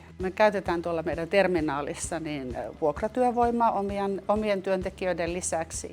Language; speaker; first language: Finnish; native; Finnish